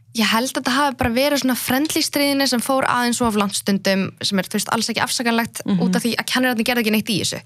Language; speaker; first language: Icelandic; early bilingual, other home language; Central Kurdish